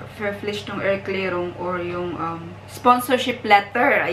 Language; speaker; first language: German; non-native, learner; Filipino